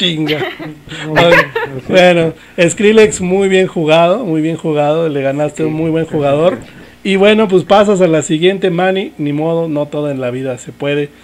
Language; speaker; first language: Spanish; native; Spanish